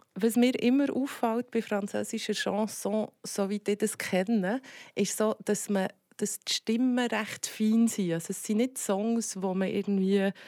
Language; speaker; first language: German; native; German